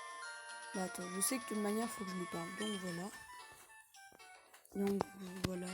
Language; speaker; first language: French; native; French